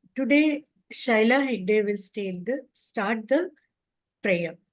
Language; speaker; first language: English; non-native, local second language; Kannada